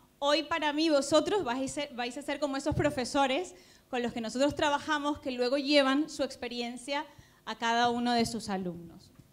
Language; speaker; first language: Spanish; native; Spanish